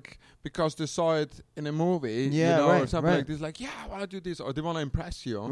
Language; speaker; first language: English; non-native, fluent; German